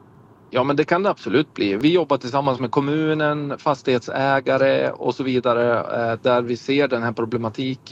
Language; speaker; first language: Swedish; native; Swedish